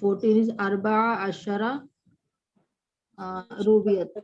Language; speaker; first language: Arabic; non-native, learner; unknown